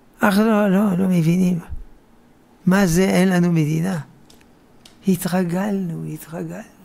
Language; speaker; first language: Hebrew; non-native, fluent; French